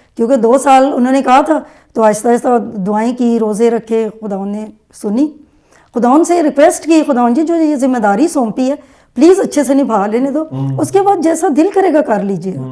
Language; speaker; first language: Urdu; native; Urdu